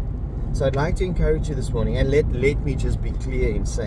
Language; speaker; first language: English; native; English